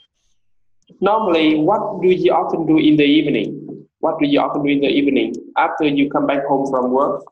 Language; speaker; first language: English; non-native, learner; Vietnamese